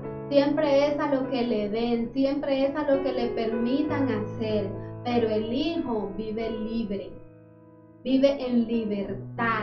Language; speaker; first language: Spanish; native; Spanish